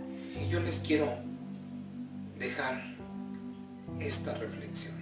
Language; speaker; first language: Spanish; native; Spanish